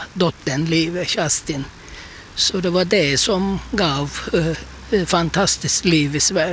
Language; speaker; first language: Swedish; non-native, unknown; Turkish